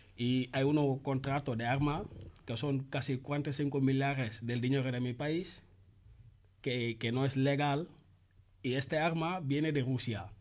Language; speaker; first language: Spanish; non-native, learner; Wolof